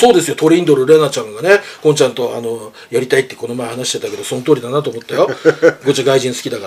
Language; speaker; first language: Japanese; native; Japanese